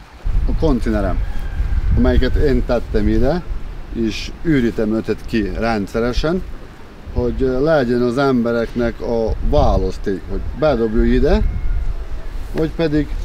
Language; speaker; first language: Hungarian; non-native, local second language; Ukrainian